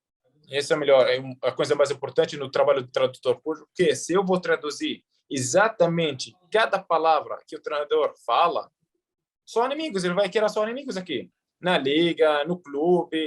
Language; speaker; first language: Portuguese; early bilingual, heritage; Arabic